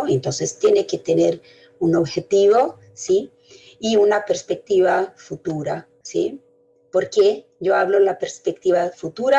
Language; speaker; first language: Spanish; non-native, fluent; Portuguese